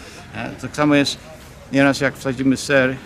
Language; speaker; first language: Polish; early bilingual, heritage; Polish